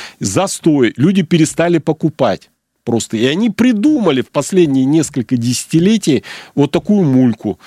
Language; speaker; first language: Russian; native; Russian